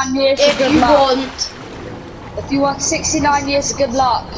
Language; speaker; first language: English; native; English